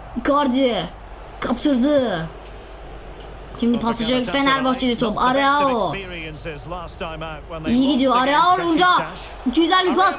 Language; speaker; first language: Turkish; non-native, learner; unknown